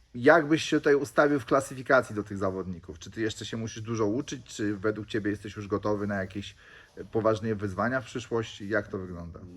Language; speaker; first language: Polish; native; Polish